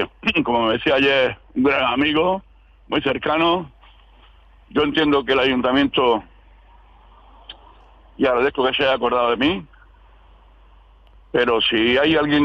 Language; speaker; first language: Spanish; native; Spanish